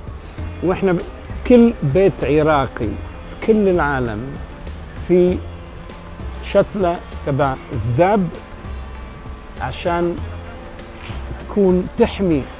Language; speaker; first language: Arabic; early bilingual, heritage; Arabic